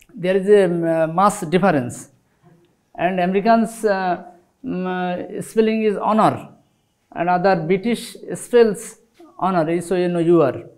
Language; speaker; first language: English; non-native, local second language; Bangla